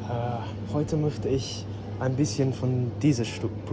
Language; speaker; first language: German; non-native, learner; English